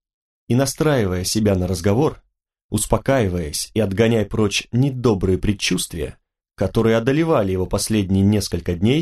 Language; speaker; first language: Russian; native; Russian